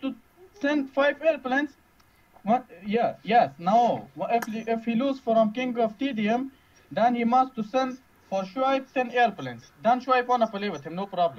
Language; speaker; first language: English; non-native, learner; Uzbek